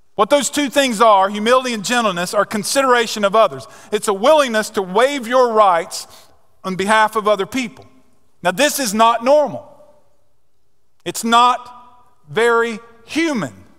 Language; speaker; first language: English; native; English